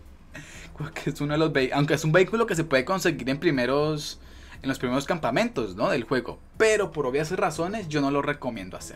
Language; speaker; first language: Spanish; native; Spanish